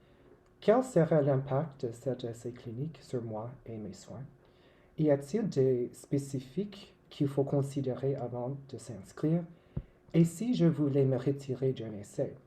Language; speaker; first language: French; non-native, local second language; English